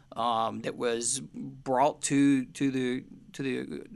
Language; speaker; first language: English; native; English